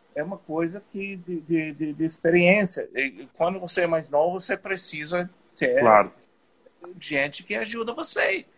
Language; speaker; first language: Portuguese; non-native, fluent; English